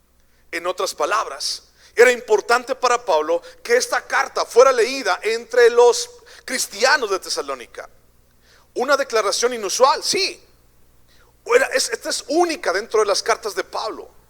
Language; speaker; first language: Spanish; native; Spanish